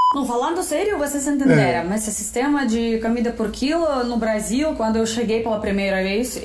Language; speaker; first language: Portuguese; non-native, fluent; Russian